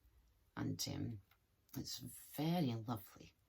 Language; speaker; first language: English; native; English